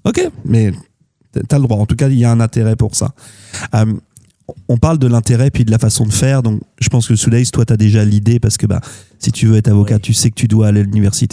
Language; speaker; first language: French; native; French